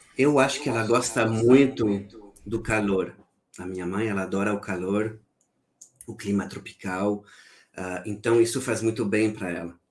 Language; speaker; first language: Portuguese; non-native, fluent; French